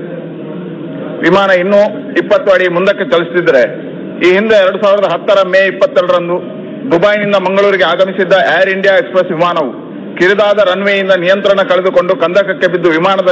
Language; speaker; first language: Kannada; native; Kannada